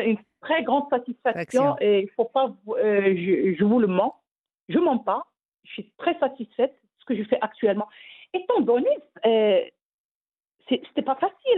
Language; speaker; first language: French; non-native, local second language; Arabic